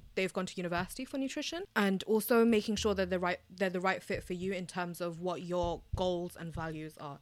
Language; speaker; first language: English; early bilingual, other home language; Bangla